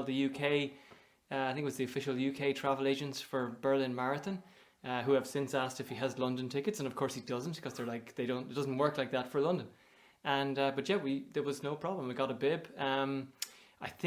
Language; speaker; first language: English; native; English